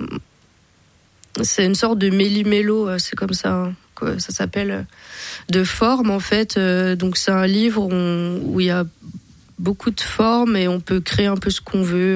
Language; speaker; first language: French; native; French